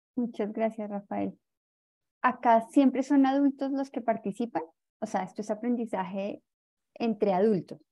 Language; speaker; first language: Spanish; native; Spanish